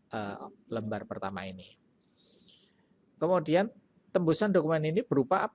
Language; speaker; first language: Indonesian; native; Indonesian